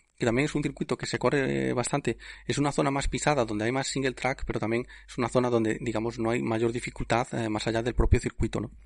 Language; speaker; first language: Spanish; native; Spanish